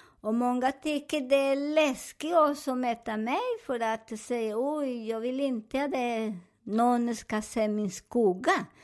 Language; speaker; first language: Swedish; non-native, fluent; Spanish